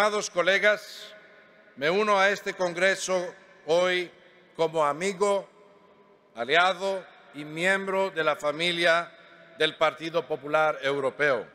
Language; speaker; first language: Spanish; non-native, fluent; Greek